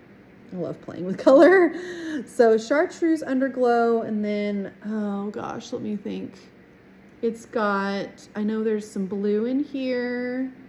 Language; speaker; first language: English; native; English